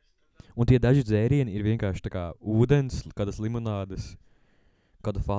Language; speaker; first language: Latvian; native; Latvian